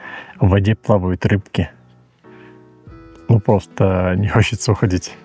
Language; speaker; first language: Russian; native; Russian